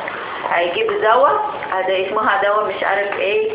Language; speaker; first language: Arabic; non-native, learner; Indonesian